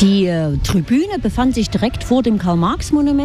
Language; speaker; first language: German; native; German